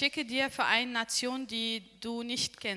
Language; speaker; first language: German; non-native, learner; Arabic